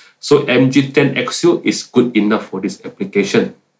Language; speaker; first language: English; non-native, local second language; Malay